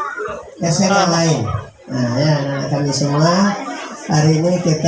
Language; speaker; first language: Indonesian; native; Indonesian